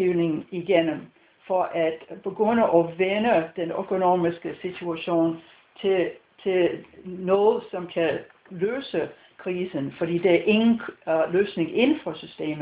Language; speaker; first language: Danish; non-native, fluent; English